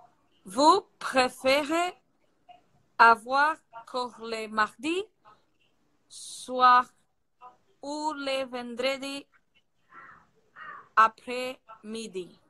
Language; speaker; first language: French; non-native, learner; Portuguese